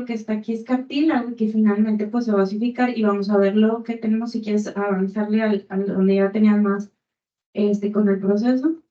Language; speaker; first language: Spanish; native; Spanish